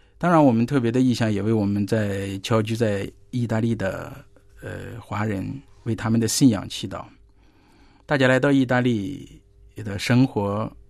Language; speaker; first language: Chinese; native; Chinese